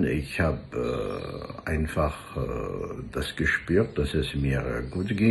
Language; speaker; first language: German; non-native, fluent; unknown